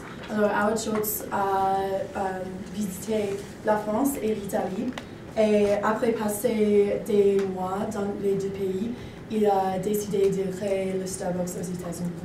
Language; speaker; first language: French; non-native, learner; English